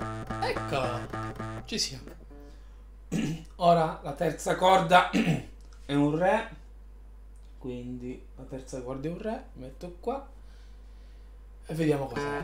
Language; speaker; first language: Italian; native; Italian